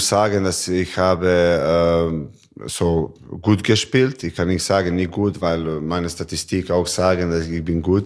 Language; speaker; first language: German; non-native, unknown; Serbian